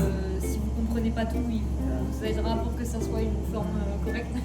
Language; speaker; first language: French; native; French